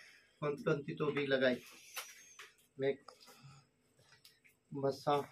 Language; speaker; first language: Filipino; non-native, learner; Urdu